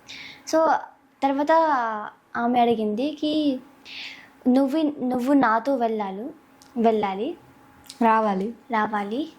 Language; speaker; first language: Telugu; non-native, local second language; Hindi